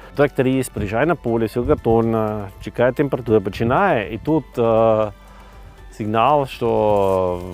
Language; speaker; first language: Ukrainian; non-native, learner; German